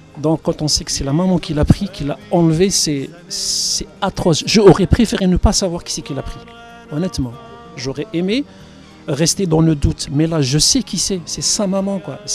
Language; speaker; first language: French; non-native, local second language; Arabic